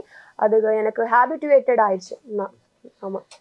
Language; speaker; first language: Tamil; non-native, learner; Telugu